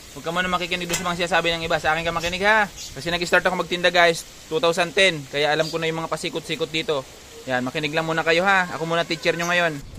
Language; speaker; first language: Filipino; non-native, local second language; Bikol